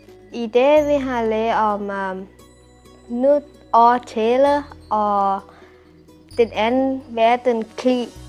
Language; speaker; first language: Danish; non-native, learner; Thai